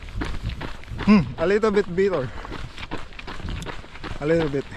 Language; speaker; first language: English; non-native, local second language; Filipino